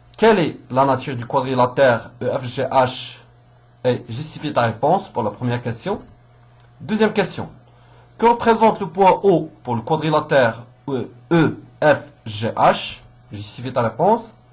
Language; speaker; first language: French; non-native, local second language; Arabic